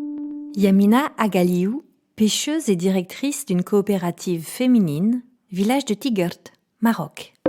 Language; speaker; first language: French; native; French